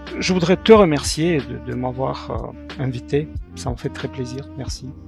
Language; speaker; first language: French; non-native, fluent; Russian